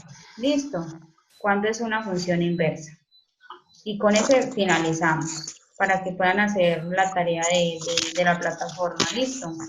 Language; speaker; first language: Spanish; native; Spanish